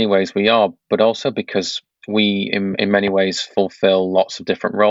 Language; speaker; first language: English; native; English